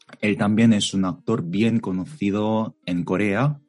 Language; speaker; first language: Spanish; non-native, fluent; Korean